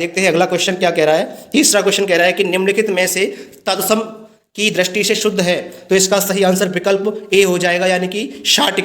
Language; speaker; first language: Hindi; native; Hindi